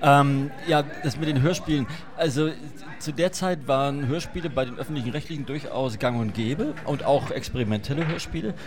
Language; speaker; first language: German; native; German